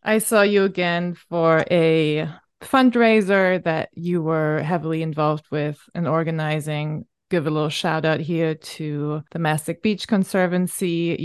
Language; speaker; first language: English; non-native, fluent; German